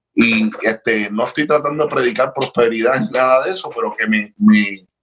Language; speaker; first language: Spanish; early bilingual, heritage; Spanish